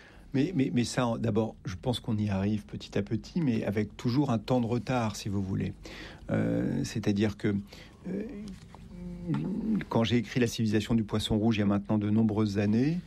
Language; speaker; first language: French; native; French